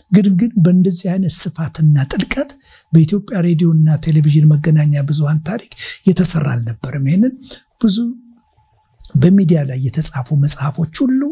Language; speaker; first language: Amharic; native; Amharic